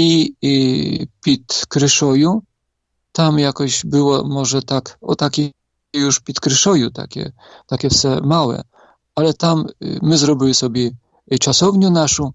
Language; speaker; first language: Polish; non-native, learner; Ukrainian